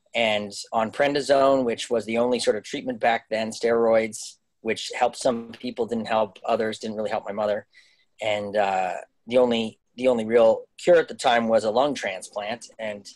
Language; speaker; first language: English; native; English